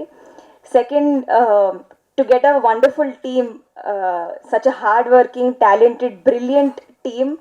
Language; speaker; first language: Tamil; non-native, learner; Telugu